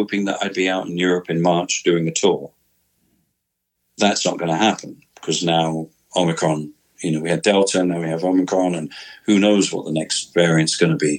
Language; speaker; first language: English; native; English